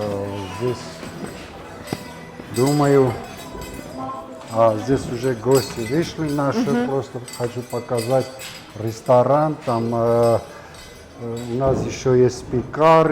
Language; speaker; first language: Russian; non-native, local second language; Armenian